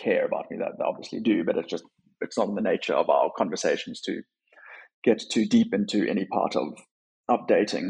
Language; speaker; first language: English; native; English